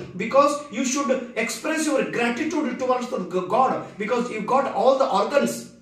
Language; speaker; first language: English; non-native, local second language; Marathi